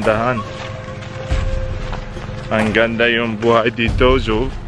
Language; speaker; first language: Filipino; non-native, learner; German